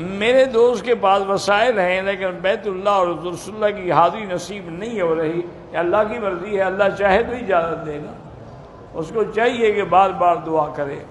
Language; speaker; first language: Urdu; early bilingual, heritage; Urdu